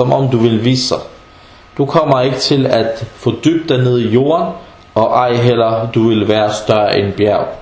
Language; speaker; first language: Danish; non-native, fluent; Arabic